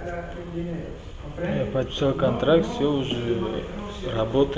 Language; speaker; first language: Russian; non-native, local second language; Uzbek